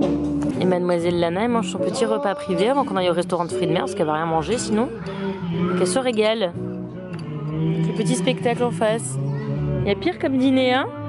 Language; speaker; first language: French; native; French